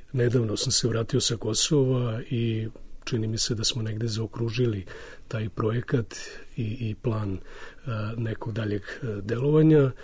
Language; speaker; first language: Serbian; native; Serbian